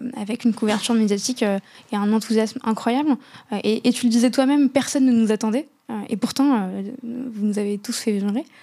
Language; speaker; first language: French; non-native, local second language; Arabic